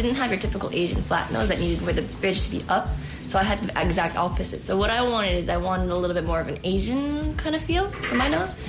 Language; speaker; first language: English; native; English